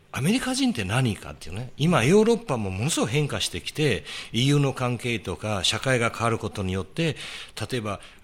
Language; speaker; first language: Japanese; early bilingual, heritage; Portuguese